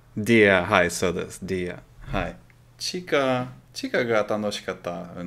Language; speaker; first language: Japanese; non-native, learner; Russian